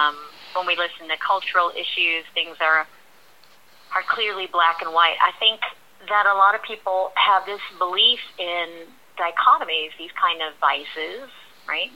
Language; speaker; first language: English; native; English